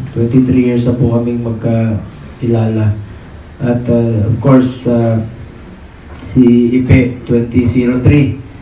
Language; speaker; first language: Filipino; non-native, local second language; Cebuano